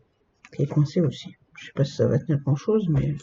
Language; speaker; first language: French; native; French